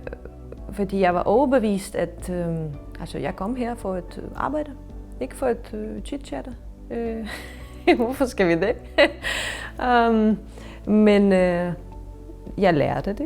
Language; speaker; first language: Danish; non-native, fluent; Ukrainian